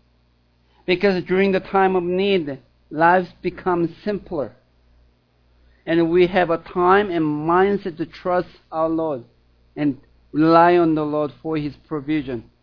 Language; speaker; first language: English; non-native, fluent; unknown